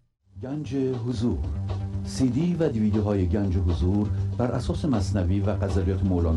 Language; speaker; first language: Persian; native; Persian